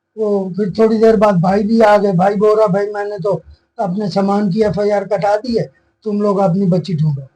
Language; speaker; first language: Urdu; non-native, local second language; Punjabi